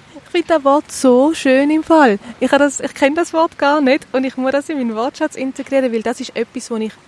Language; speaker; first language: German; native; German